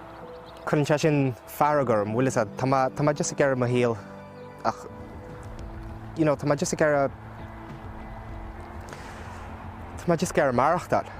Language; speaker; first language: Irish; early bilingual, other home language; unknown